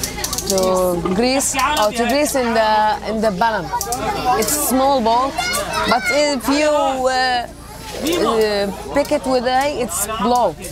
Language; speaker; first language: English; non-native, learner; Arabic